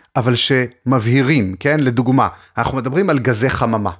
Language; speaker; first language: Hebrew; native; Hebrew